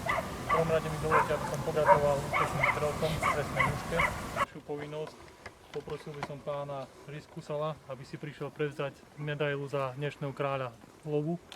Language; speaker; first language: Slovak; native; Slovak